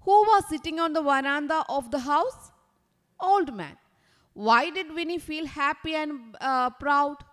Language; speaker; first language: English; non-native, local second language; Malayalam